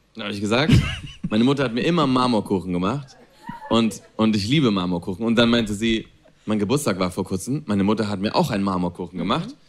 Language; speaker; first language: German; non-native, fluent; Spanish